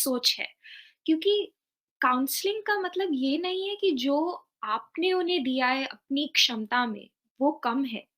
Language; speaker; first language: Hindi; native; Hindi